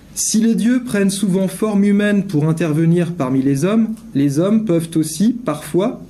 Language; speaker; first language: French; native; French